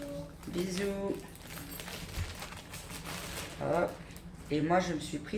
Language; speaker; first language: French; native; French